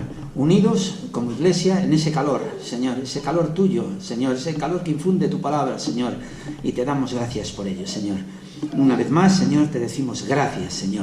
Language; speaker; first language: Spanish; native; Spanish